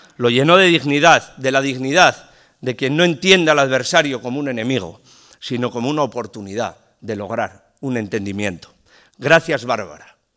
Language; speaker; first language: Spanish; native; Spanish